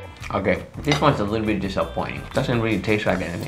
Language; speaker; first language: English; native; English